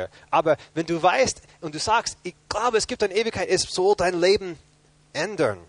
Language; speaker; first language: German; non-native, fluent; English